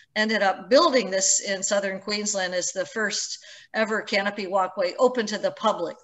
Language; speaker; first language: English; native; English